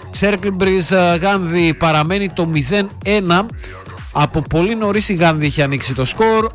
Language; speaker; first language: Greek; native; Greek